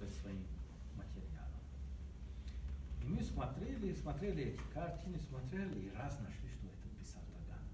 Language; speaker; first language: Russian; non-native, learner; Hungarian